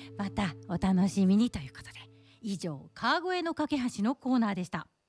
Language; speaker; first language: Japanese; native; Japanese